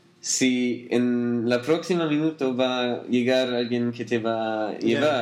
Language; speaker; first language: Spanish; non-native, learner; German